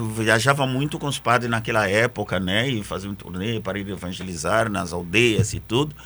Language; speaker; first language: Portuguese; non-native, fluent; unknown